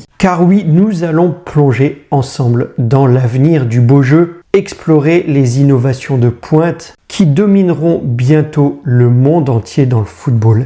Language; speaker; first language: French; native; French